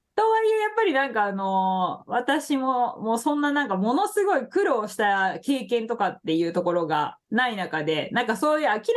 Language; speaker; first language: Japanese; native; Japanese